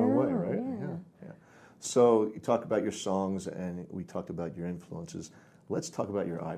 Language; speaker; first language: English; native; English